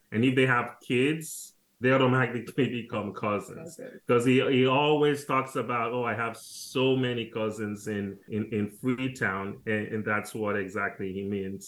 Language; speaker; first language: English; non-native, local second language; Krio